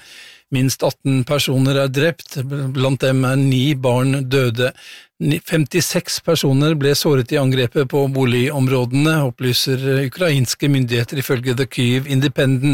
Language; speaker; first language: Norwegian; native; Norwegian